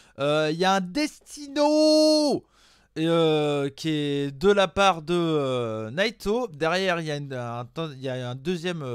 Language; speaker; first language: French; native; French